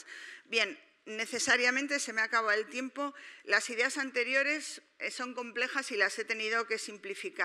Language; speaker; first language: Spanish; native; Spanish